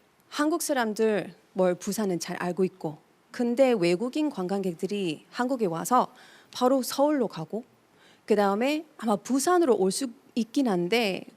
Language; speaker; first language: Korean; non-native, fluent; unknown